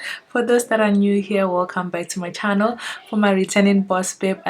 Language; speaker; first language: English; non-native, local second language; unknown